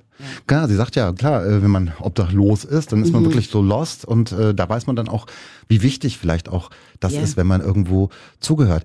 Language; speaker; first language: German; native; German